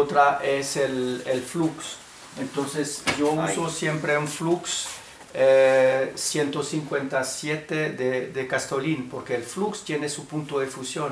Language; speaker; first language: Spanish; non-native, fluent; French